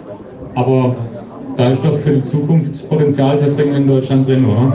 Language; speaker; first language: German; native; German